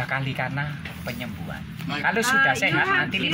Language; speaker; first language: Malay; non-native, local second language; Javanese